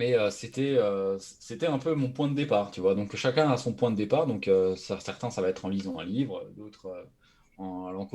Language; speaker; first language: French; native; French